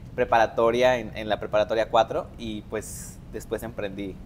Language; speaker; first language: Spanish; native; Spanish